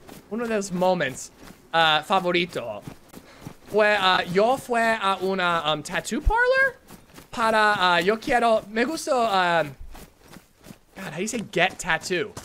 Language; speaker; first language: Spanish; non-native, learner; English